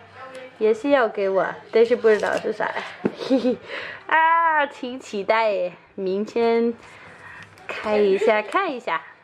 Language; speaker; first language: Chinese; non-native, fluent; Danish